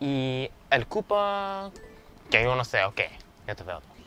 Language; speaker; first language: Spanish; non-native, learner; English